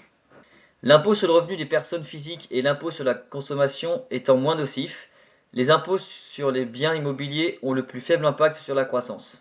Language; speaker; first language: French; native; French